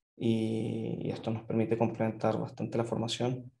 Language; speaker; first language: Spanish; native; Spanish